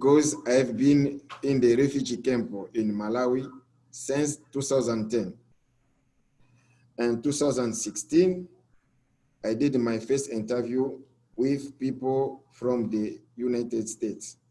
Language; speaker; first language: English; non-native, learner; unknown